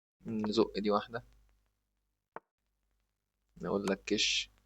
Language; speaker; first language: Arabic; native; Arabic